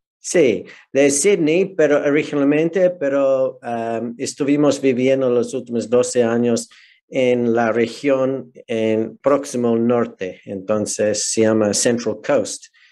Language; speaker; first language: Spanish; non-native, fluent; English